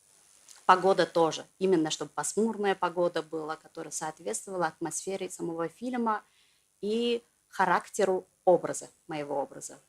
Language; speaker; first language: Russian; non-native, local second language; Uzbek